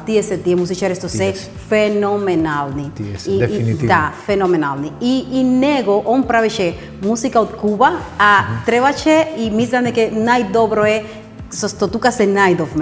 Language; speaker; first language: Macedonian; non-native, fluent; Spanish